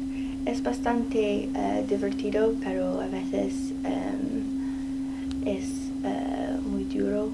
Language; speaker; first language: Spanish; non-native, learner; English